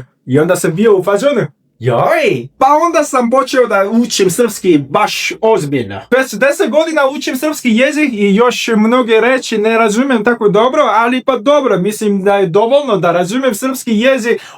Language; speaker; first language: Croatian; non-native, fluent; Korean